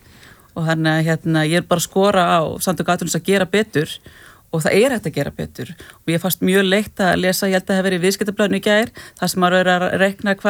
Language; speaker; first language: Icelandic; native; Icelandic